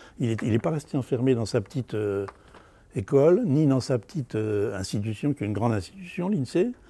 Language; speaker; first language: French; native; French